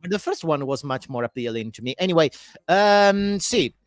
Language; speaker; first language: English; non-native, fluent; Italian